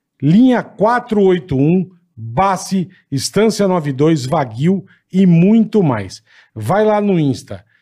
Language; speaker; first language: Portuguese; native; Portuguese